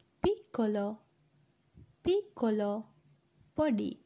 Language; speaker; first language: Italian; non-native, fluent; Sinhala